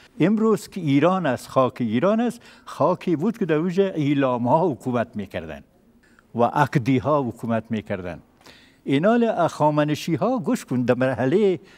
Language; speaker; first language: Persian; native; Persian